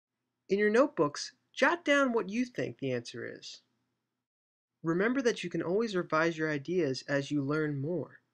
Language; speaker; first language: English; native; English